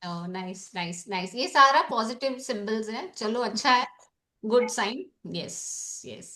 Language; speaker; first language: Hindi; native; Hindi